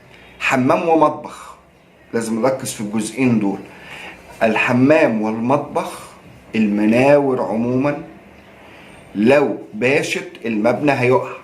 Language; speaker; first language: Arabic; native; Arabic